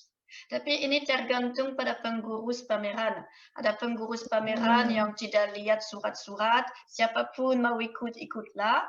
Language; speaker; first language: Indonesian; non-native, fluent; French